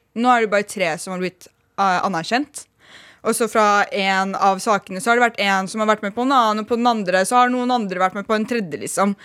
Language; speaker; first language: Norwegian; early bilingual, other home language; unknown